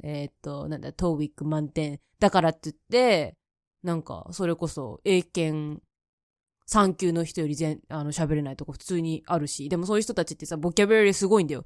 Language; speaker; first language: Japanese; native; Japanese